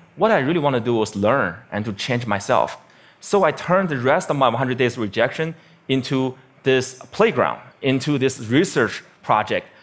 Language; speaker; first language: English; non-native, fluent; Chinese